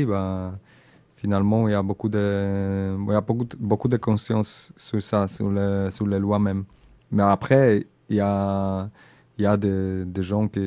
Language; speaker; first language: French; non-native, learner; Indonesian